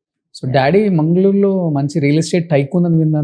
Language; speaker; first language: Telugu; native; Telugu